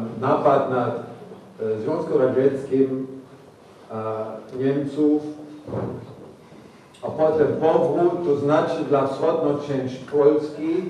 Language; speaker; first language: Polish; non-native, fluent; German